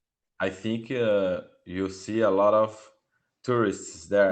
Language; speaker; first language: English; non-native, learner; Portuguese